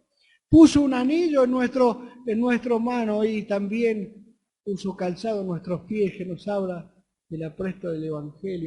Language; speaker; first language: Spanish; native; Spanish